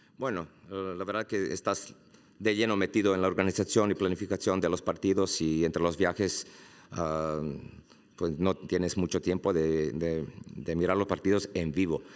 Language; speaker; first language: Spanish; non-native, fluent; Croatian